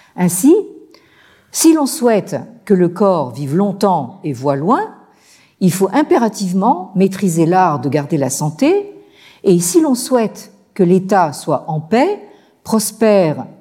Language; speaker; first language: French; native; French